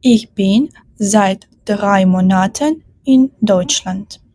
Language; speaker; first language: German; non-native, fluent; Ukrainian